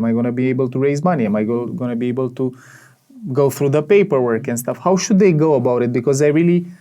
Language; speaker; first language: English; non-native, fluent; Romanian